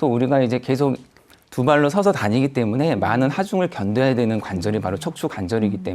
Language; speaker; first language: Korean; native; Korean